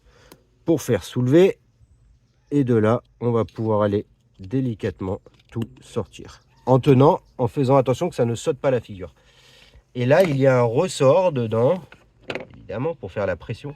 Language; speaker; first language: French; native; French